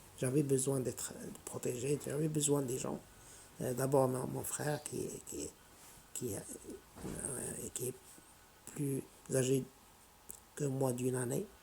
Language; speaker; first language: French; non-native, local second language; Arabic